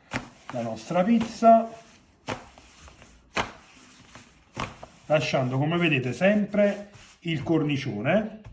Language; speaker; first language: Italian; native; Italian